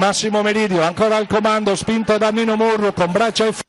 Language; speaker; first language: Italian; native; Italian